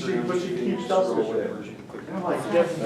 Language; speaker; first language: English; native; English